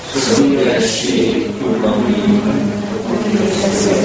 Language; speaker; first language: Korean; non-native, learner; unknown